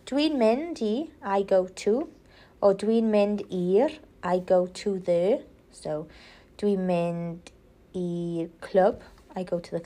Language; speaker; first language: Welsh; non-native, local second language; English